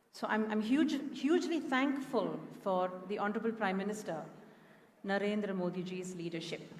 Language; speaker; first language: English; non-native, local second language; Malayalam